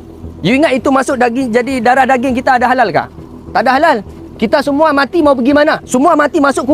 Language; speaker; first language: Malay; non-native, local second language; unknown